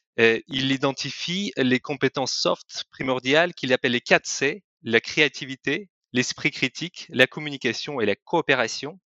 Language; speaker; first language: French; non-native, fluent; Russian